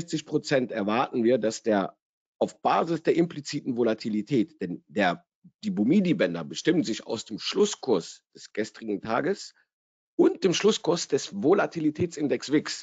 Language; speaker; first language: German; native; German